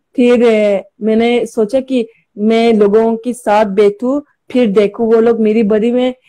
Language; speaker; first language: Hindi; non-native, learner; Turkish